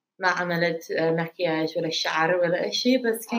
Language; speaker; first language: Arabic; non-native, learner; English